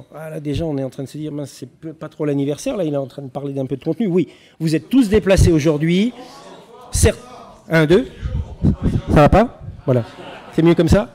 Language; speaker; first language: French; native; French